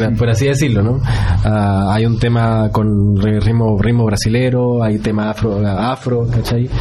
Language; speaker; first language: Spanish; native; Spanish